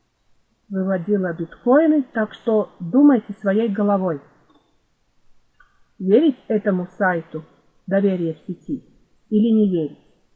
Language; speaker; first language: Russian; non-native, fluent; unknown